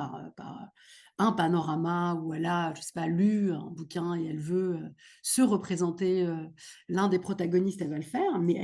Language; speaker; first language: French; native; French